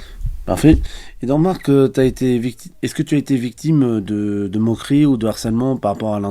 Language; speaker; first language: French; native; French